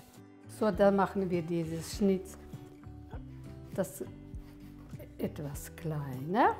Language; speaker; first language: German; early bilingual, heritage; German